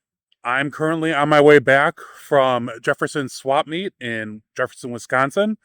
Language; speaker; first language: English; native; English